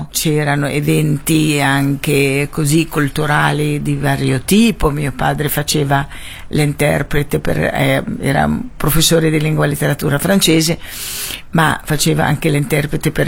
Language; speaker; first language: Italian; non-native, fluent; Arabic